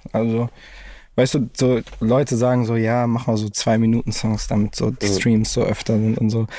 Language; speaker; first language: German; native; German